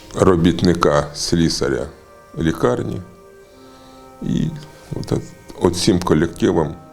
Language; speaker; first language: Ukrainian; native; Ukrainian